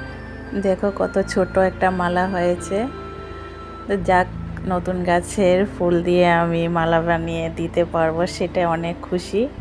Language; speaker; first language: Bangla; native; Bangla